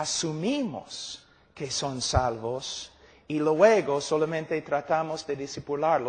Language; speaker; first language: Spanish; non-native, fluent; English